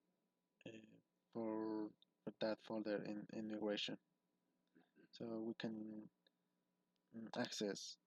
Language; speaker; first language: English; non-native, learner; Spanish